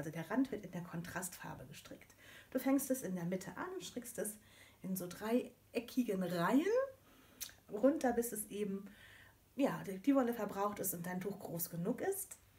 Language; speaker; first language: German; native; German